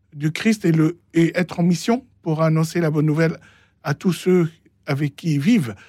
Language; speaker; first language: French; non-native, local second language; Arabic